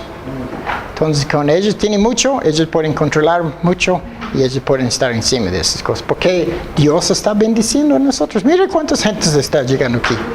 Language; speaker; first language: Spanish; non-native, fluent; English